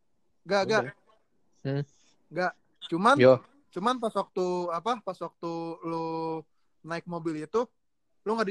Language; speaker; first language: Indonesian; native; Indonesian